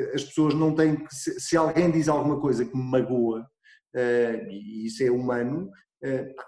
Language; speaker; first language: Portuguese; native; Portuguese